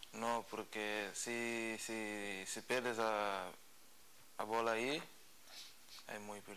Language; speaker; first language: Spanish; non-native, learner; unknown